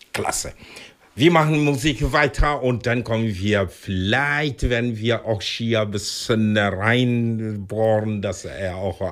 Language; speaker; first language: German; non-native, fluent; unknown